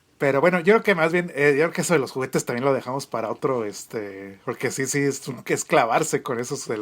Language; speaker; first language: Spanish; native; Spanish